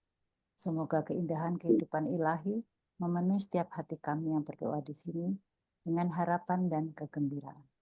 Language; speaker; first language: Indonesian; native; Indonesian